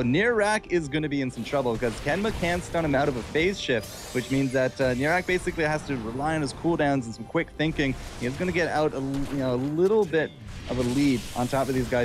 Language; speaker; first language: English; native; English